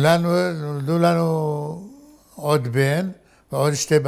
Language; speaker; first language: Hebrew; non-native, fluent; Arabic